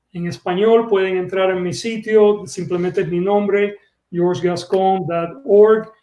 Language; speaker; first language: Spanish; early bilingual, other home language; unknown